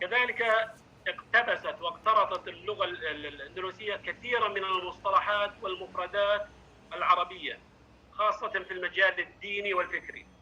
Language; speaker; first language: Arabic; non-native, fluent; Indonesian